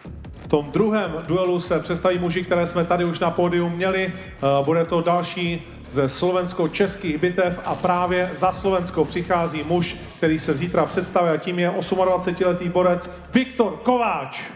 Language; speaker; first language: Czech; native; Czech